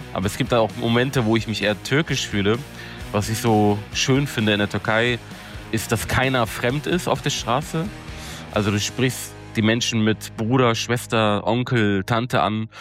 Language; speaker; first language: German; early bilingual, other home language; Turkish